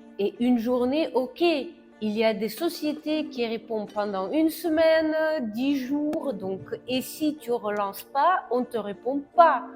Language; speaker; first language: French; non-native, fluent; Russian